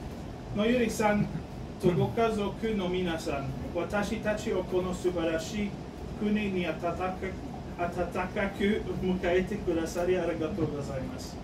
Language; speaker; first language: Japanese; non-native, learner; English